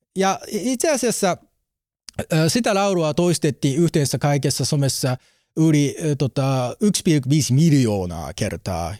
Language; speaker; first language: Finnish; non-native, learner; Japanese